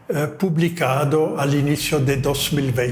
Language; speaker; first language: Spanish; non-native, fluent; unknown